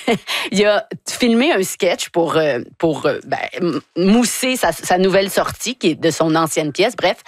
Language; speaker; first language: French; native; French